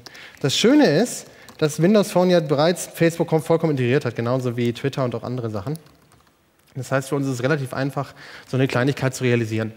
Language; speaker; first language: German; native; German